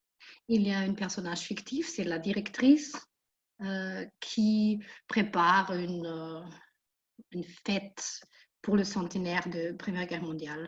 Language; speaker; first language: French; non-native, fluent; German